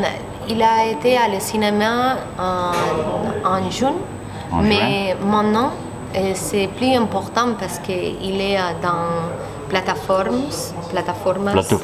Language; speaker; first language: French; non-native, learner; Spanish